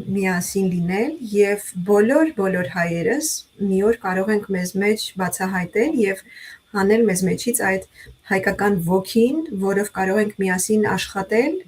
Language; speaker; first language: Armenian; native; Armenian